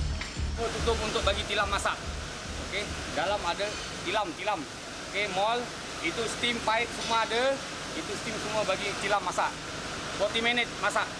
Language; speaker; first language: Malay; non-native, learner; Bangla